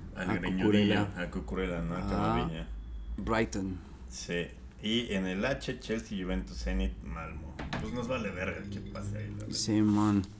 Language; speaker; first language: Spanish; native; Spanish